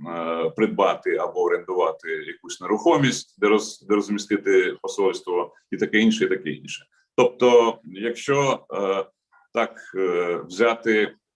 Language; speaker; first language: Ukrainian; native; Ukrainian